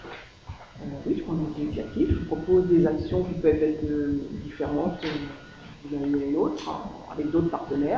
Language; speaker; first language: French; native; French